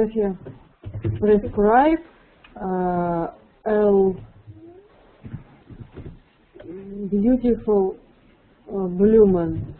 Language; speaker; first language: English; non-native, learner; Russian